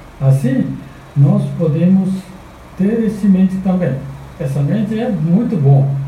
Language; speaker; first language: Portuguese; non-native, fluent; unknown